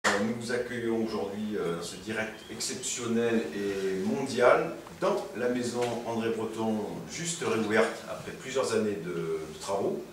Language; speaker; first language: French; native; French